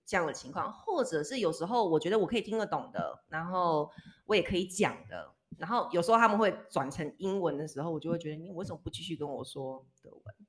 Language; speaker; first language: Chinese; native; Chinese